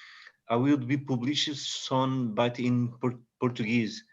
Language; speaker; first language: English; non-native, learner; Portuguese